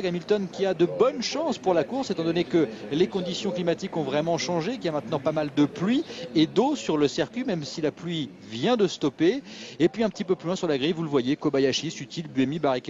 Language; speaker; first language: French; native; French